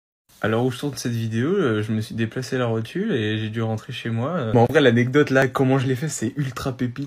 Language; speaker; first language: French; native; French